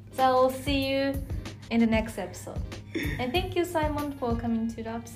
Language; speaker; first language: English; non-native, fluent; Japanese